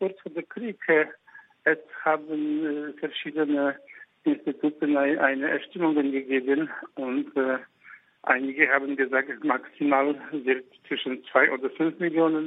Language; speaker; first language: German; non-native, fluent; Polish